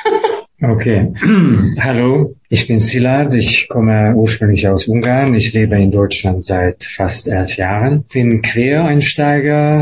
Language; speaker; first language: German; non-native, fluent; Hungarian